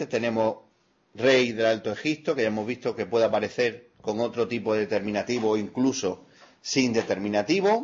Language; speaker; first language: Spanish; native; Spanish